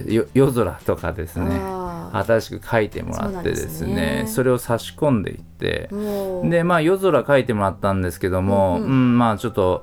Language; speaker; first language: Japanese; native; Japanese